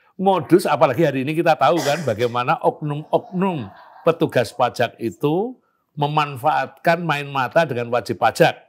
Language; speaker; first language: Indonesian; non-native, local second language; Javanese